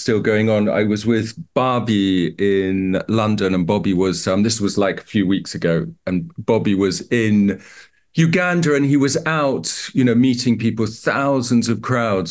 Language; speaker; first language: English; native; English